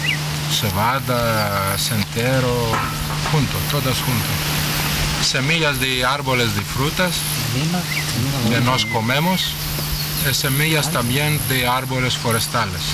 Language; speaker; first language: Spanish; non-native, fluent; Greek